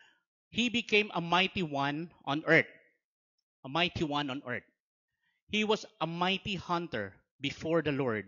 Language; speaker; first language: English; non-native, local second language; Filipino